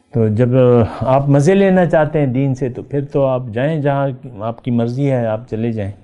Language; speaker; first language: Urdu; native; Urdu